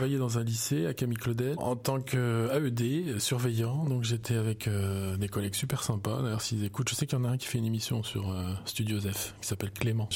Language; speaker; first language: French; native; French